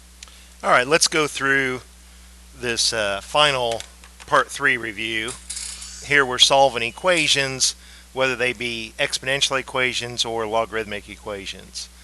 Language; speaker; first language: English; native; English